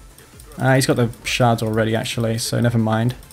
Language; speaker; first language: English; native; English